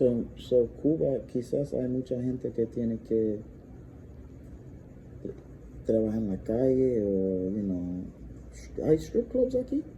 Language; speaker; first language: Spanish; non-native, learner; English